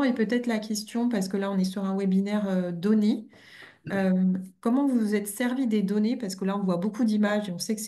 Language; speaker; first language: French; native; French